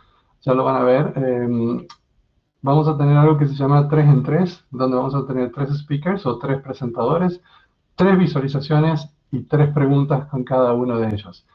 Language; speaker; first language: Spanish; native; Spanish